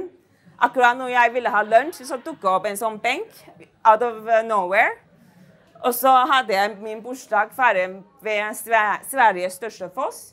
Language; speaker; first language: Norwegian; non-native, fluent; Chinese